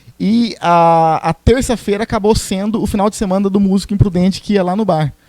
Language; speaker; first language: Portuguese; native; Portuguese